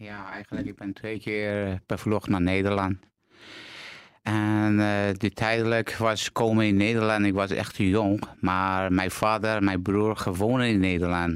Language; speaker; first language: Dutch; non-native, learner; Persian